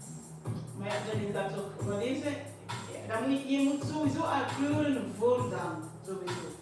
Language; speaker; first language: Dutch; non-native, learner; English